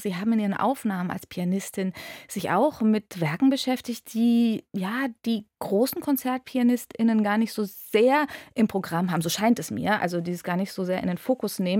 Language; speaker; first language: German; native; German